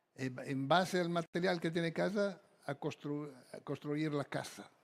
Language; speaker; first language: Spanish; non-native, fluent; Italian